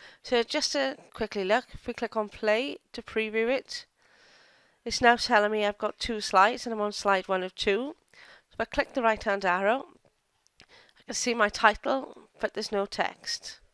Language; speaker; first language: English; native; English